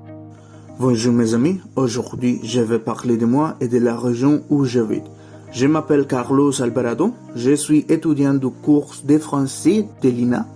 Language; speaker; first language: French; non-native, learner; Spanish